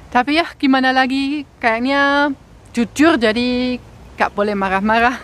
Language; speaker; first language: Indonesian; non-native, fluent; German